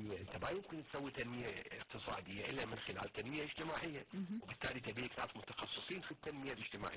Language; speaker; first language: Arabic; native; Arabic